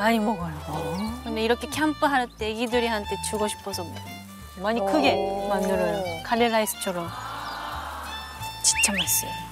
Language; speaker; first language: Korean; non-native, learner; Japanese